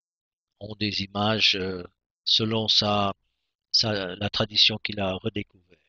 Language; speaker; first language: French; non-native, fluent; English